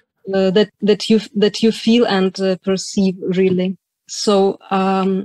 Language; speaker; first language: English; non-native, fluent; Ukrainian